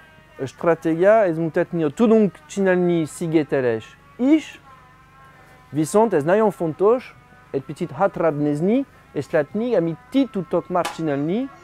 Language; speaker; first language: Hungarian; non-native, learner; French